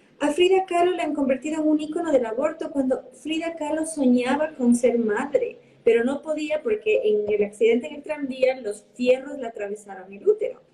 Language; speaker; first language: Spanish; early bilingual, heritage; Spanish